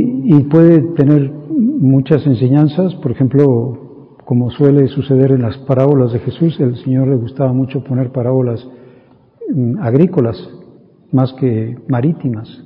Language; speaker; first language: Spanish; native; Spanish